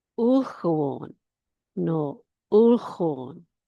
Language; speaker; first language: Irish; non-native, learner; English